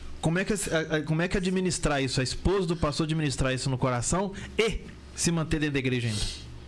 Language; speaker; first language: Portuguese; native; Portuguese